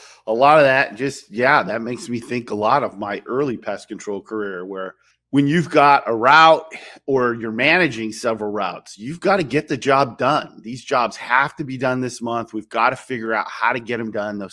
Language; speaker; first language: English; native; English